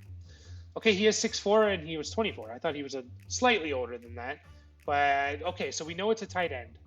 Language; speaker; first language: English; native; English